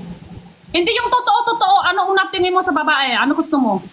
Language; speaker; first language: Filipino; non-native, learner; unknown